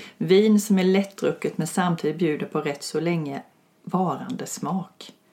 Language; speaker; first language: Swedish; native; Swedish